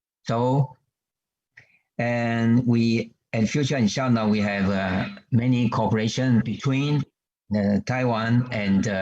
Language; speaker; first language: English; non-native, learner; Chinese